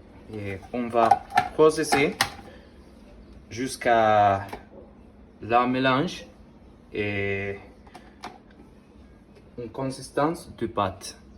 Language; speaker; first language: French; non-native, learner; Spanish